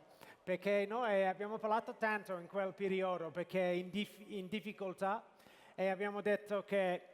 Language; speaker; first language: Italian; non-native, fluent; English